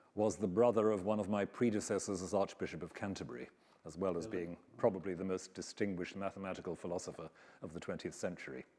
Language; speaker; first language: English; native; English